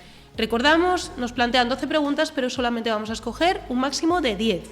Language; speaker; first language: Spanish; native; Spanish